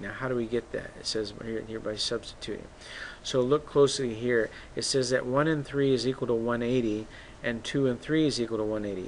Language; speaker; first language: English; native; English